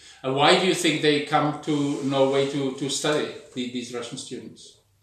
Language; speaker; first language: English; non-native, fluent; Czech